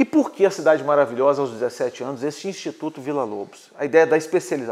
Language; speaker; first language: Portuguese; native; Portuguese